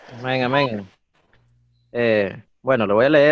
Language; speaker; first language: Spanish; native; Spanish